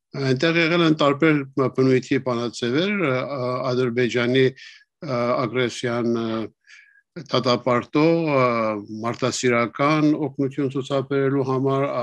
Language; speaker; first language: Armenian; native; Armenian